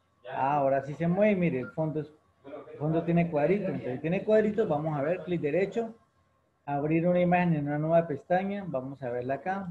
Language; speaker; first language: Spanish; native; Spanish